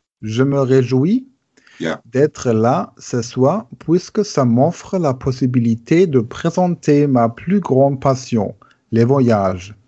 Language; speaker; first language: French; non-native, learner; German